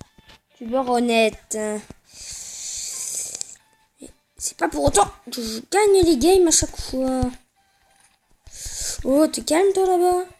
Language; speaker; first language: French; native; French